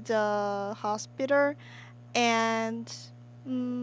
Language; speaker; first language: English; non-native, learner; Korean